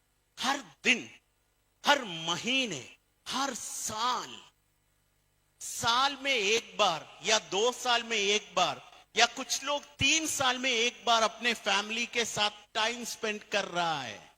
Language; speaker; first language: Hindi; non-native, fluent; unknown